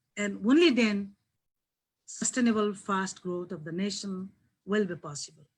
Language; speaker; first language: English; non-native, local second language; Nepali